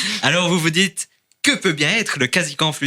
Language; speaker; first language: French; native; French